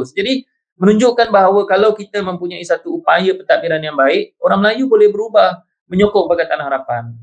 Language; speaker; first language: Malay; native; Malay